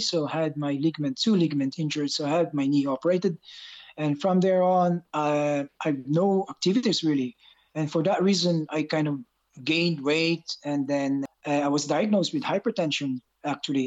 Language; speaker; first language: English; non-native, local second language; Hiligaynon